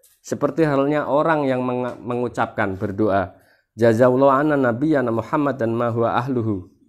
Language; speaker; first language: Indonesian; non-native, local second language; Javanese